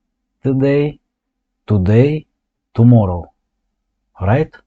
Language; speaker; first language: English; non-native, learner; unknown